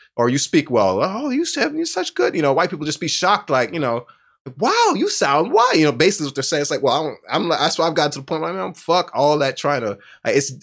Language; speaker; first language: English; native; English